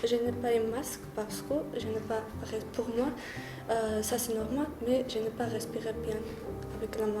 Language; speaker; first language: French; non-native, learner; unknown